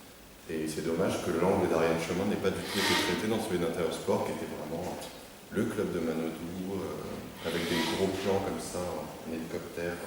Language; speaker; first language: French; native; French